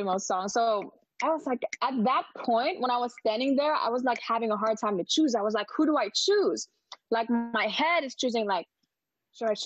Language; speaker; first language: English; non-native, local second language; Filipino